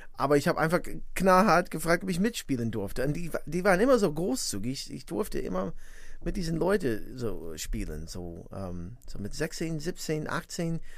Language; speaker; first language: German; non-native, fluent; English